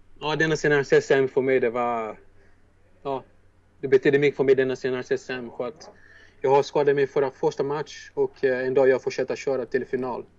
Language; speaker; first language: Swedish; non-native, fluent; Portuguese